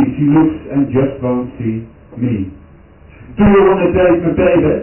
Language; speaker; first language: English; non-native, fluent; Dutch